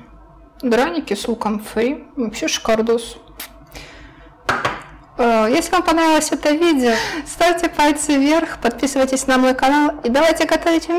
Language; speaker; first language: Russian; native; Russian